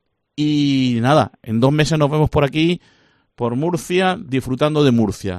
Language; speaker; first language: Spanish; native; Spanish